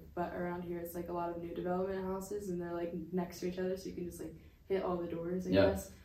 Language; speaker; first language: English; native; English